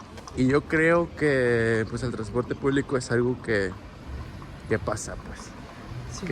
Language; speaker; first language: Spanish; native; Spanish